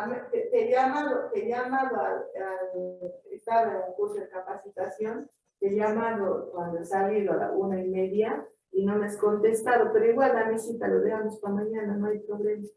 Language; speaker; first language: Spanish; native; Spanish